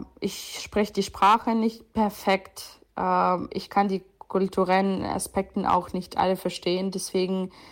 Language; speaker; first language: German; non-native, fluent; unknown